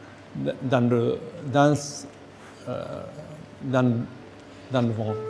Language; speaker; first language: French; non-native, learner; Japanese